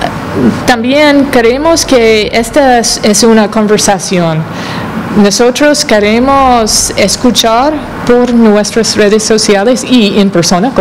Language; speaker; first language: Spanish; non-native, fluent; English